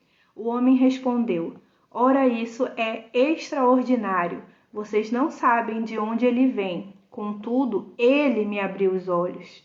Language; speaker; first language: Portuguese; native; Portuguese